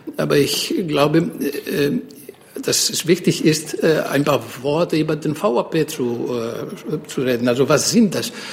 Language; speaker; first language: German; non-native, fluent; Greek